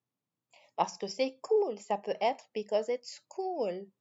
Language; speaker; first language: French; non-native, fluent; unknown